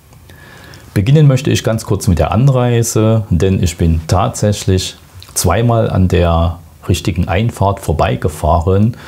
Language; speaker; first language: German; native; German